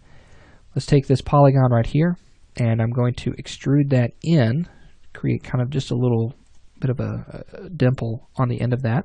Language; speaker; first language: English; native; English